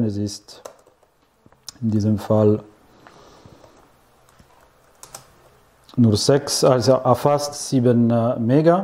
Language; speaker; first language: German; non-native, fluent; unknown